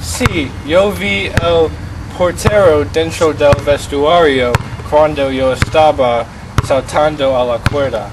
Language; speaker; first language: Spanish; non-native, learner; English